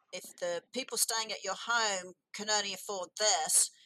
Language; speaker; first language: English; native; English